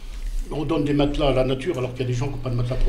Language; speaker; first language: French; native; French